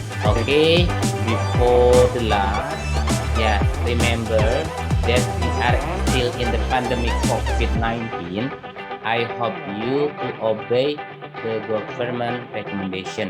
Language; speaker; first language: English; non-native, local second language; Indonesian